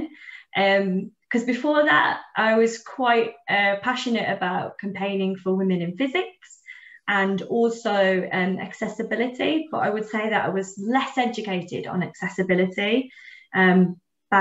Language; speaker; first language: English; native; English